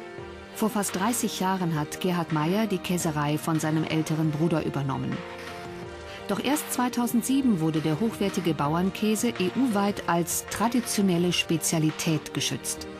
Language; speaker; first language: German; native; German